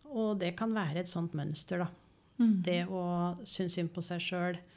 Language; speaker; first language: Norwegian; native; Norwegian